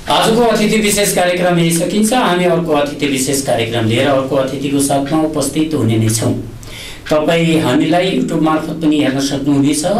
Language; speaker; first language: Nepali; native; Nepali